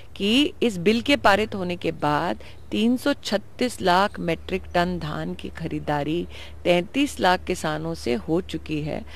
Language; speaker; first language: Hindi; native; Hindi